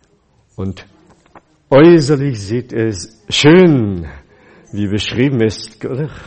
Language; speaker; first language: German; non-native, fluent; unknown